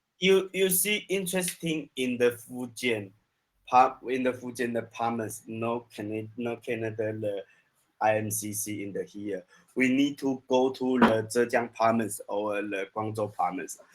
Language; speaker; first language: English; non-native, learner; Chinese